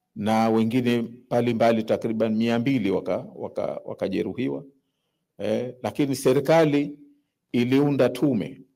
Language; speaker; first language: Swahili; native; Swahili